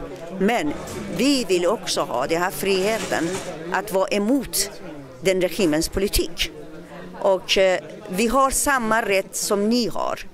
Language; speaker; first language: Swedish; non-native, fluent; Persian